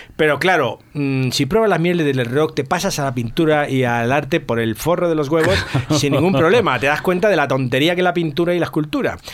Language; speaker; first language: Spanish; native; Spanish